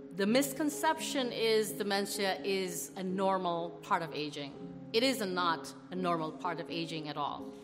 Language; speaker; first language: English; non-native, fluent; Indonesian